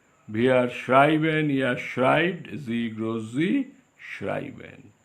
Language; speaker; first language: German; non-native, fluent; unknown